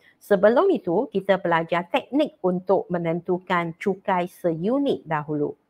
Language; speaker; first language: Malay; non-native, local second language; Chinese